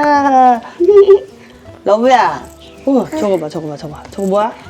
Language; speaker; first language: Korean; native; Korean